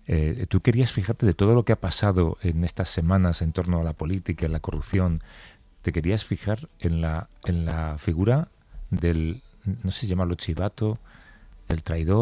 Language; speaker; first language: Spanish; native; Spanish